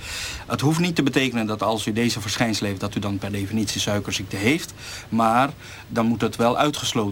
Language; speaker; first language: Dutch; native; Dutch